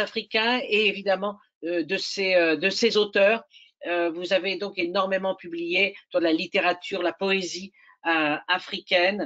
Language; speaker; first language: French; native; French